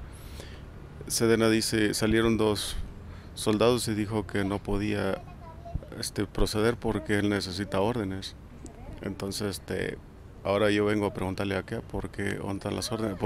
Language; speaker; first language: Spanish; native; Spanish